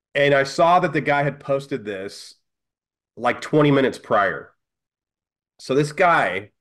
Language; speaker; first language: English; native; English